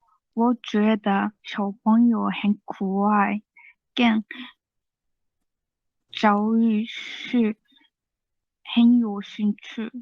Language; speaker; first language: Chinese; non-native, learner; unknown